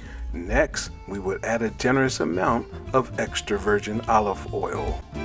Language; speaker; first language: English; native; English